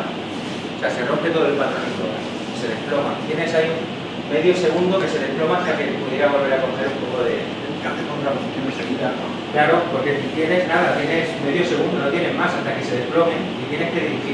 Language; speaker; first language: Spanish; native; Spanish